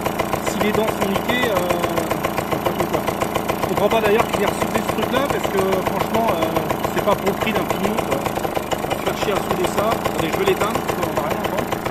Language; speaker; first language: French; native; French